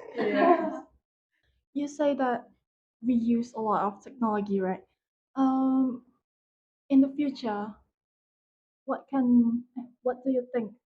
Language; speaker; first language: English; non-native, learner; Indonesian